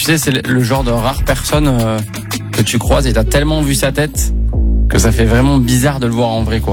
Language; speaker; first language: French; early bilingual, other home language; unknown